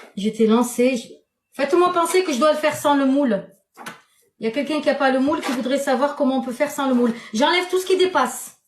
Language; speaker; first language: French; non-native, local second language; Arabic